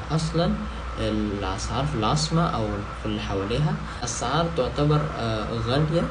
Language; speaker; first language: Arabic; non-native, fluent; Indonesian